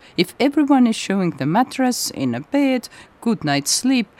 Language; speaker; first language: English; non-native, fluent; Estonian